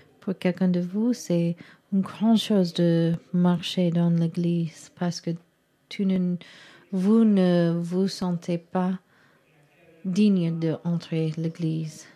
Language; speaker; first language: French; non-native, learner; English